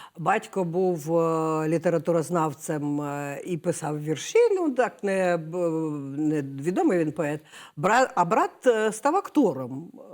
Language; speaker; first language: Ukrainian; native; Ukrainian